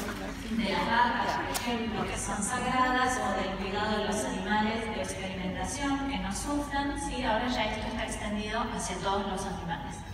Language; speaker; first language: Spanish; native; Spanish